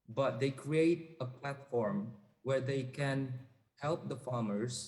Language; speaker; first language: English; non-native, fluent; Indonesian